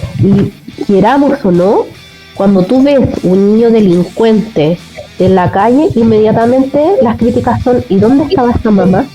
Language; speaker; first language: Spanish; native; Spanish